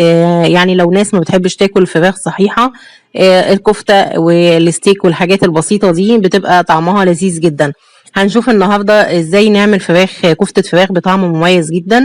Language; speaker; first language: Arabic; native; Arabic